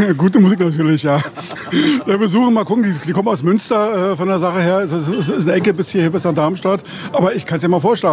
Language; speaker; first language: German; native; German